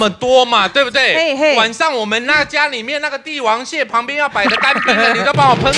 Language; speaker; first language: Chinese; native; Chinese